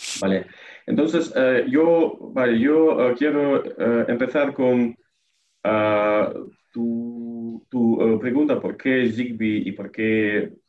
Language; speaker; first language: Spanish; non-native, learner; Russian